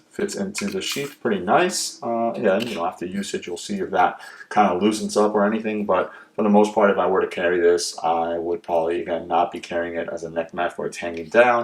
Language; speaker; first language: English; native; English